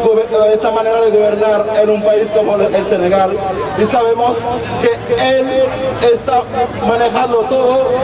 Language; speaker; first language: Spanish; non-native, local second language; Wolof